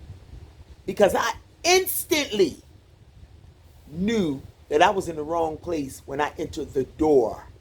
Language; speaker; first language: English; native; English